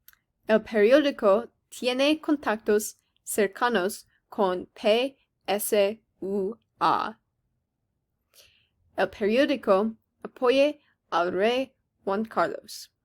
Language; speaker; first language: Spanish; non-native, learner; English